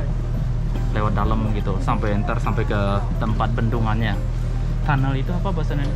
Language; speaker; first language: Indonesian; native; Indonesian